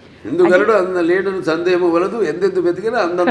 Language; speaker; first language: Telugu; native; Telugu